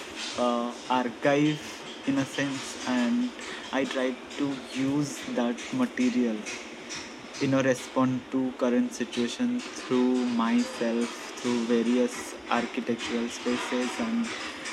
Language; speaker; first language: English; non-native, local second language; Odia